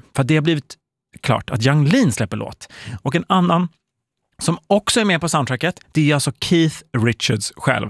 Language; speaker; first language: Swedish; native; Swedish